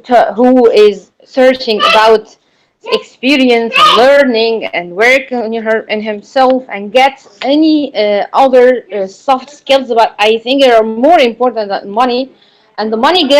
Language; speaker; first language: English; non-native, learner; Arabic